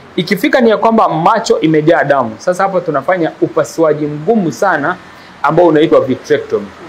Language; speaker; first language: Swahili; non-native, local second language; Kikuyu